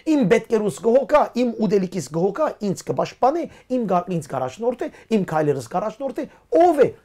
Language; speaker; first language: Armenian; early bilingual, heritage; Armenian